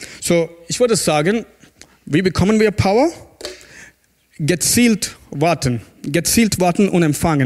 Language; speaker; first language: German; non-native, fluent; English